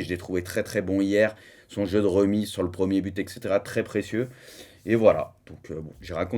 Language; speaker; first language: French; native; French